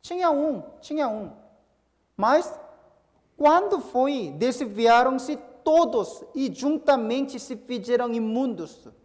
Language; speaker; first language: Portuguese; non-native, fluent; Korean